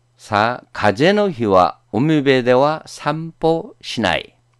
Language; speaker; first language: Japanese; non-native, fluent; Korean